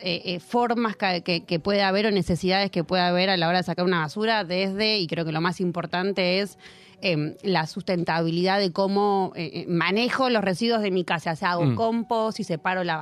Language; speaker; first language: Spanish; native; Spanish